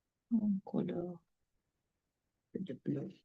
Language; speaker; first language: French; non-native, learner; Russian